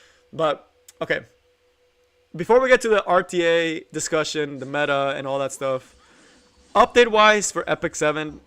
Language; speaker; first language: English; native; English